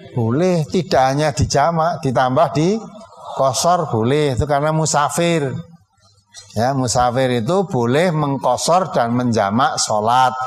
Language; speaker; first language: Indonesian; non-native, local second language; Javanese